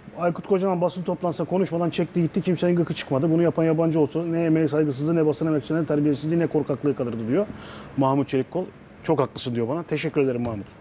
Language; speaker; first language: Turkish; native; Turkish